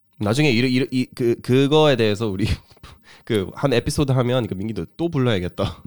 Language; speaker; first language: Korean; early bilingual, heritage; Korean